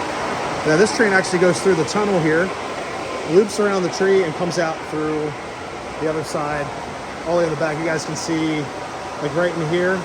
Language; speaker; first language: English; native; English